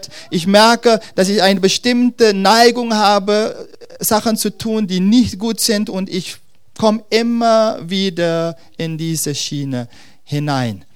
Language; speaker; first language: German; non-native, fluent; Dutch